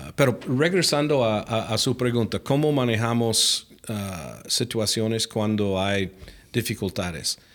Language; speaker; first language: Spanish; non-native, fluent; English